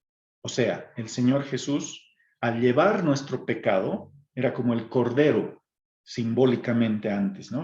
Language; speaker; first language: Spanish; native; Spanish